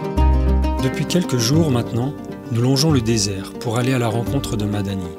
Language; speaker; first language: French; native; French